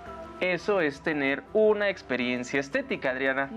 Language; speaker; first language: Spanish; native; Spanish